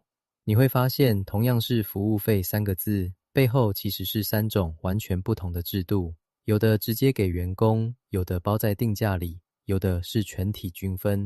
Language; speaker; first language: Chinese; native; Chinese